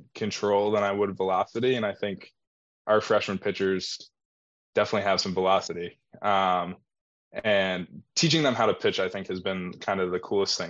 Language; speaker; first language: English; native; English